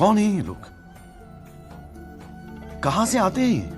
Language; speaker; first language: Hindi; non-native, local second language; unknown